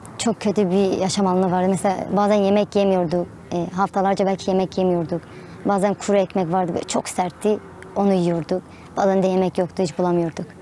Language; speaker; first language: Turkish; non-native, local second language; Kurdish